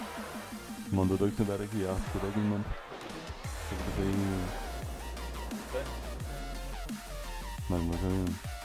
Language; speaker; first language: Dutch; native; Dutch